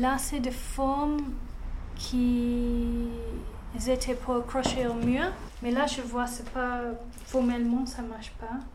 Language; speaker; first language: French; non-native, fluent; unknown